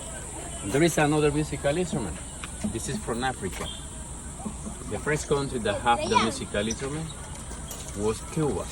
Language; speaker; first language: English; non-native, fluent; Spanish